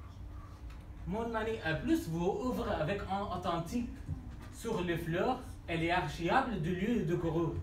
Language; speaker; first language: French; non-native, learner; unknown